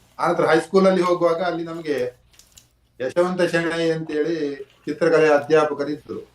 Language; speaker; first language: Kannada; native; Kannada